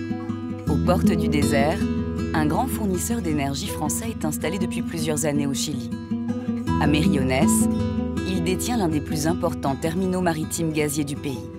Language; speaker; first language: French; native; French